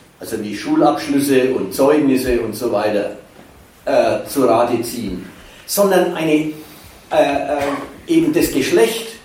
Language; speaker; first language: German; native; German